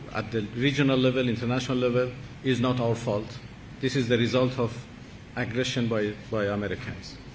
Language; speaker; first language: English; non-native, fluent; Persian